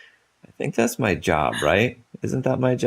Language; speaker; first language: English; native; English